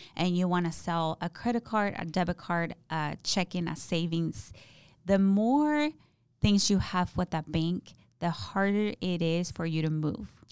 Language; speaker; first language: English; non-native, fluent; Spanish